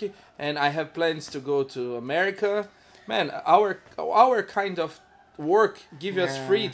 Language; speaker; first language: English; non-native, learner; Portuguese